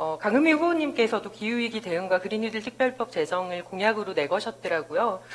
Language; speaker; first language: Korean; native; Korean